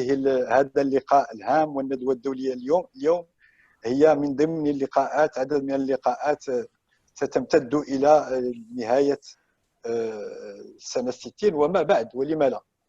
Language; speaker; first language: Arabic; native; Arabic